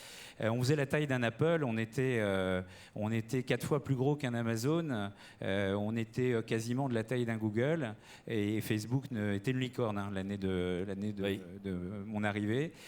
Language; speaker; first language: French; native; French